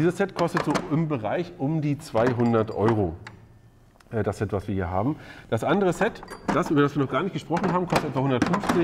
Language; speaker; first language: German; native; German